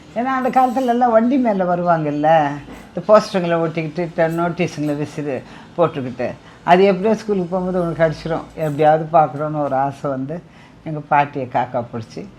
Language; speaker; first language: Tamil; non-native, local second language; Telugu